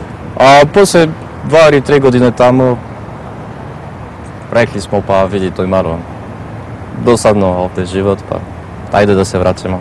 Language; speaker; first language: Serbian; non-native, fluent; French